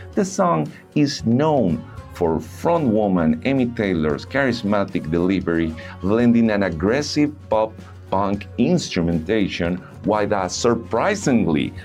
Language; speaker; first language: English; non-native, learner; Spanish